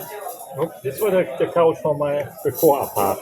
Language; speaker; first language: English; non-native, learner; German